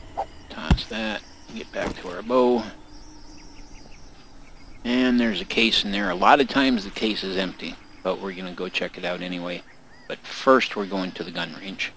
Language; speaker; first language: English; native; English